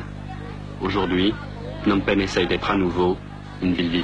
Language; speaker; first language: French; native; French